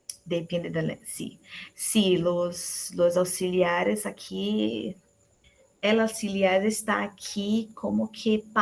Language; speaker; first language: Spanish; non-native, fluent; Portuguese